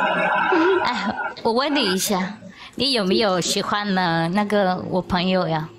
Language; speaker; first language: Chinese; non-native, learner; Vietnamese